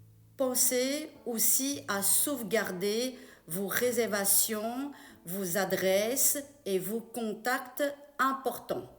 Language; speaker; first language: French; non-native, fluent; Chinese